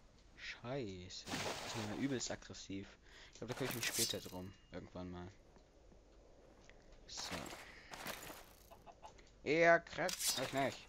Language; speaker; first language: German; native; German